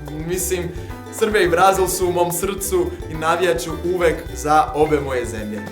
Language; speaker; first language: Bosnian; non-native, fluent; Portuguese